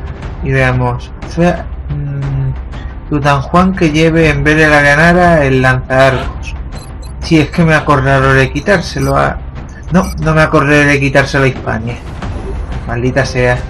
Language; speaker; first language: Spanish; native; Spanish